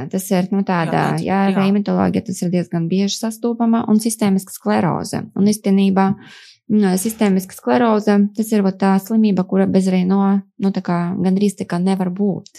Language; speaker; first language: Latvian; non-native, local second language; Russian